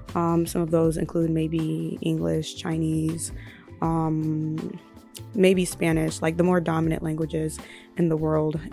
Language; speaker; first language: English; early bilingual, other home language; Yoruba